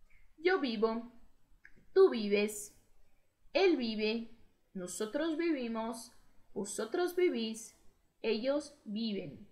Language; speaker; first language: Spanish; non-native, fluent; Portuguese